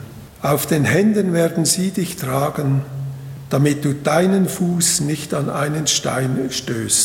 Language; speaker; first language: German; native; German